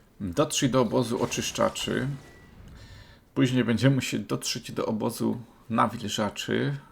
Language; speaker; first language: Polish; native; Polish